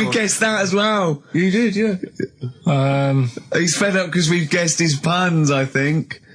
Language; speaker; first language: English; native; English